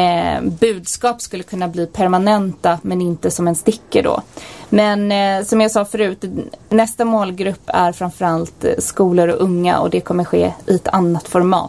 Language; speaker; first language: Swedish; native; Swedish